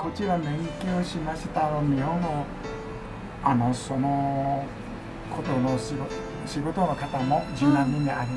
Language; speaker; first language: Japanese; non-native, learner; Chinese